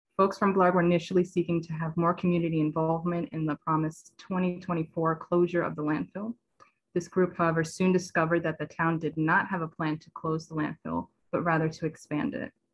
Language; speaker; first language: English; native; English